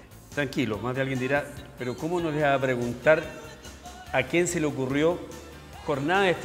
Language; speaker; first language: Spanish; native; Spanish